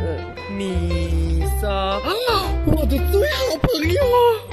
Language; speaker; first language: Chinese; non-native, learner; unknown